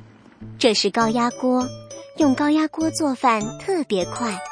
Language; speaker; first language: Chinese; native; Chinese